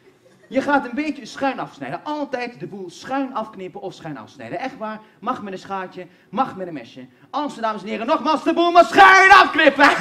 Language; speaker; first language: Dutch; native; Dutch